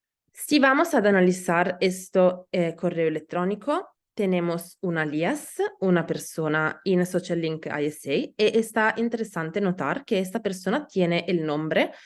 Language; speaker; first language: Spanish; non-native, learner; Italian